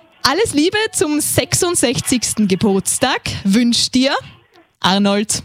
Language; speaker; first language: German; native; German